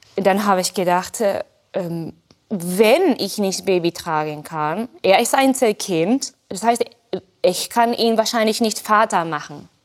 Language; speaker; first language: German; non-native, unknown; Japanese